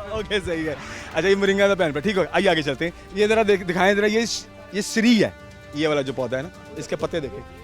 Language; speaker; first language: Urdu; non-native, local second language; Punjabi